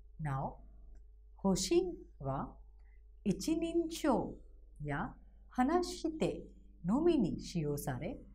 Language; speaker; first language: Japanese; non-native, fluent; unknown